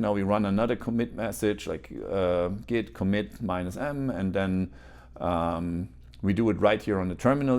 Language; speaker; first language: English; non-native, fluent; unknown